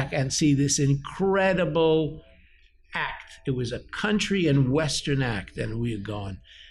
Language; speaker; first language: English; early bilingual, other home language; Yiddish